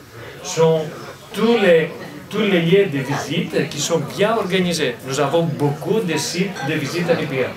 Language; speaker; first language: French; non-native, fluent; Greek